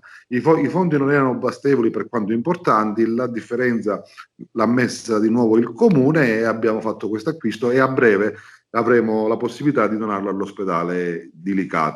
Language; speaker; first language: Italian; native; Italian